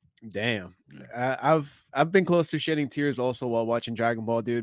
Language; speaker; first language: English; early bilingual, other home language; Spanish